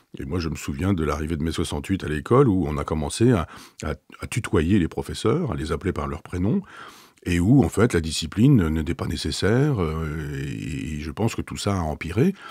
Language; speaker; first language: French; native; French